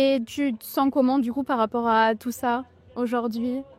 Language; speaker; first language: French; native; French